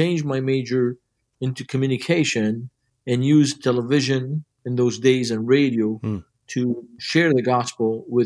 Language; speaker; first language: English; non-native, fluent; Arabic